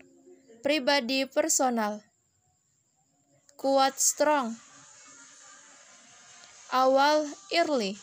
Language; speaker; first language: Indonesian; native; Indonesian